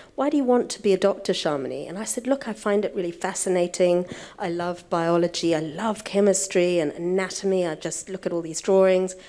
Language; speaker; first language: English; native; English